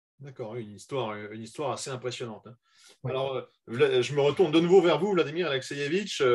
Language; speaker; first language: French; native; French